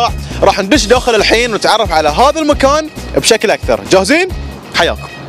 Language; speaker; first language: Arabic; native; Arabic